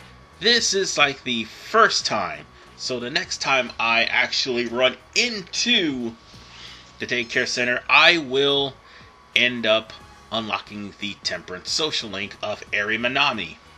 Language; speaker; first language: English; native; English